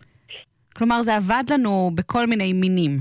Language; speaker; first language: Hebrew; native; Hebrew